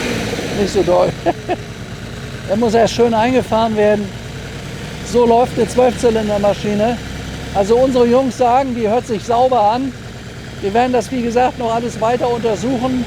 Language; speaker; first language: German; native; German